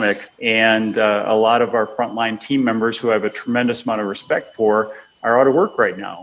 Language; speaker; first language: English; native; English